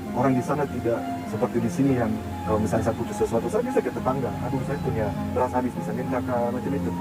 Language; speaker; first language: Indonesian; early bilingual, other home language; English